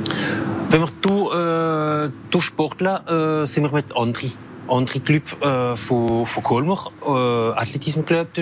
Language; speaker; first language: German; non-native, local second language; French